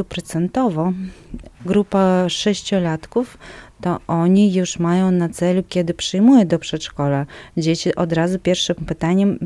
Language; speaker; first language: Polish; non-native, local second language; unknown